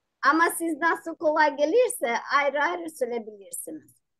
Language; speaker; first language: Turkish; non-native, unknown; Albanian